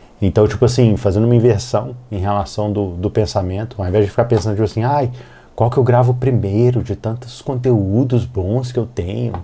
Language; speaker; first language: Portuguese; native; Portuguese